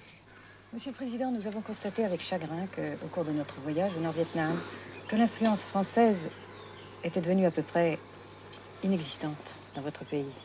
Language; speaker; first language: French; native; French